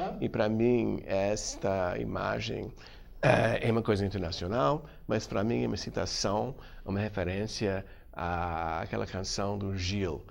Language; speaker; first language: Portuguese; non-native, fluent; English